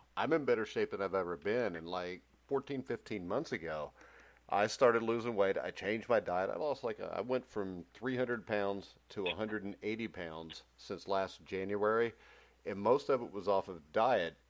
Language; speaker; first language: English; native; English